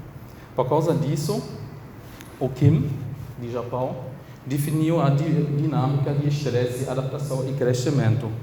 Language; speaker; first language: Portuguese; non-native, fluent; German